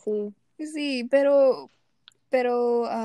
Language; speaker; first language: Spanish; non-native, learner; English